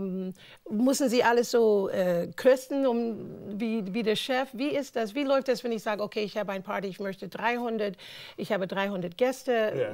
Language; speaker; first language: German; non-native, fluent; English